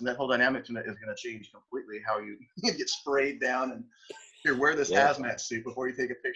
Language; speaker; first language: English; native; English